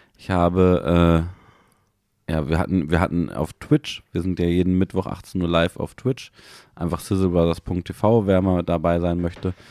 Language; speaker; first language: German; native; German